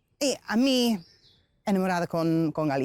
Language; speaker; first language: Spanish; non-native, learner; English